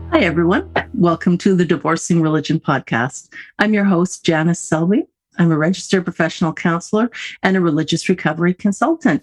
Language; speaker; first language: English; native; English